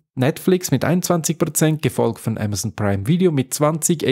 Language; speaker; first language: German; native; German